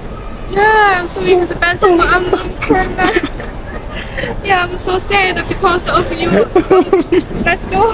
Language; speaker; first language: English; non-native, learner; Chinese